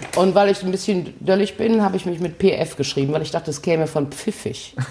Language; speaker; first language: German; native; German